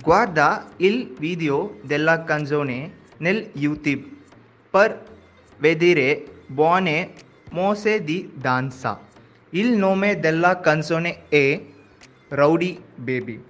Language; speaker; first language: Italian; non-native, learner; Tamil